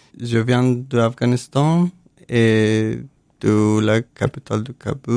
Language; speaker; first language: French; non-native, learner; Persian